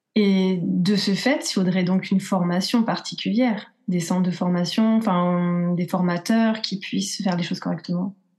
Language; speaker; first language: French; native; French